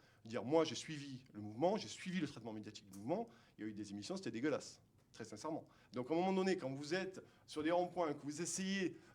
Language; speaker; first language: French; native; French